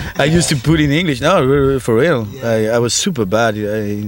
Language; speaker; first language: English; non-native, fluent; French